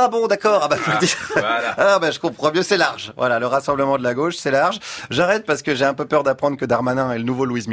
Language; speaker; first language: French; native; French